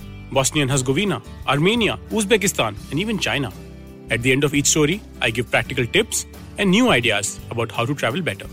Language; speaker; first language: English; non-native, local second language; Hindi